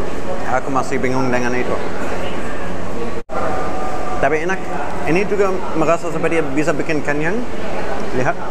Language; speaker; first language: Indonesian; non-native, fluent; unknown